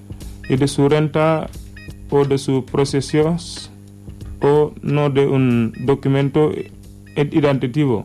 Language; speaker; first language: Spanish; non-native, learner; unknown